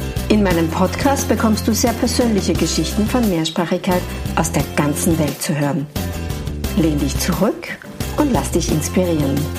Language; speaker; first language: German; native; German